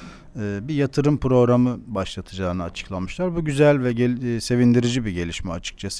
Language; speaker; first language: Turkish; native; Turkish